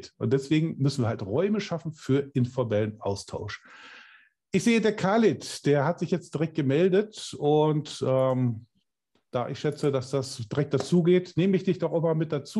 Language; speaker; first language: German; native; German